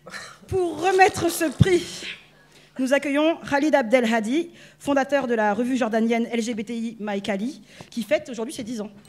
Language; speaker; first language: French; native; French